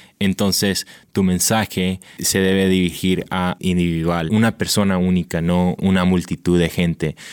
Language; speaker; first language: Spanish; early bilingual, heritage; Spanish